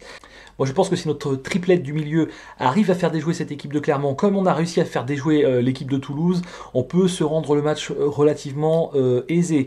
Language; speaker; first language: French; native; French